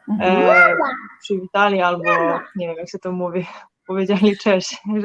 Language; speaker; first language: Polish; non-native, learner; Serbian